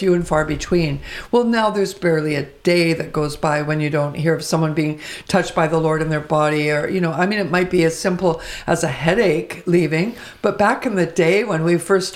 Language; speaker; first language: English; native; English